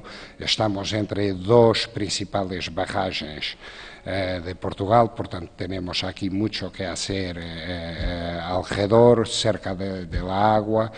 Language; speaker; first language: Spanish; non-native, fluent; Portuguese